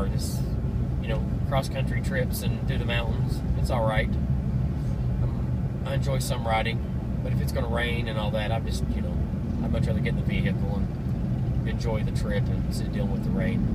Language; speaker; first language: English; native; English